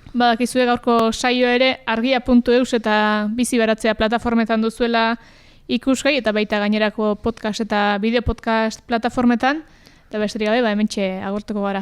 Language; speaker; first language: Basque; native; Basque